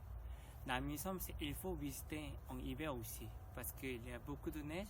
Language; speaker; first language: French; non-native, learner; Korean